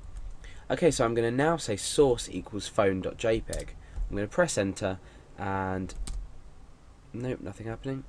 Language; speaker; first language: English; native; English